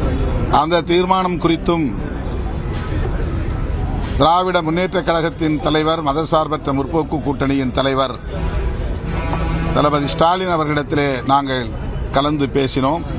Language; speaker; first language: Tamil; native; Tamil